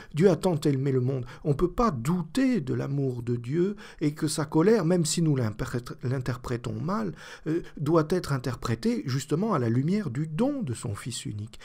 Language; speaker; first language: French; native; French